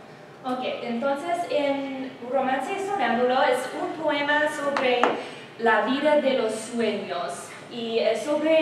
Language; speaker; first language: Spanish; non-native, learner; English